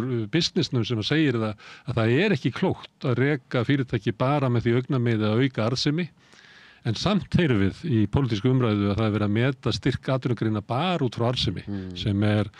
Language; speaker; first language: Icelandic; native; Icelandic